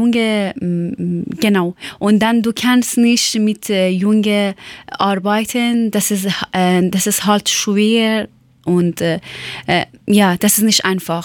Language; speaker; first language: German; non-native, learner; Persian